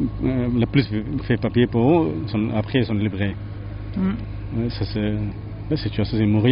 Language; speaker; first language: French; non-native, learner; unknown